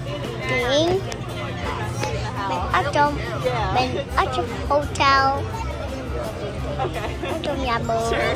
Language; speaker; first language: Vietnamese; early bilingual, heritage; Vietnamese